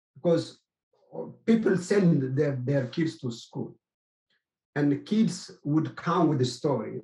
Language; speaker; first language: English; non-native, fluent; Amharic